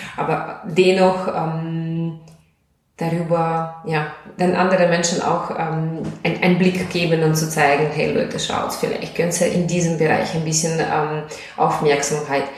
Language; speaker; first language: German; non-native, fluent; Russian